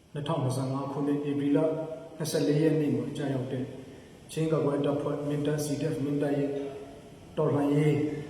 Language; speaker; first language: Burmese; non-native, local second language; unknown